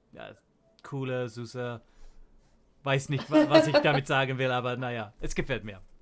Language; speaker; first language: German; non-native, learner; English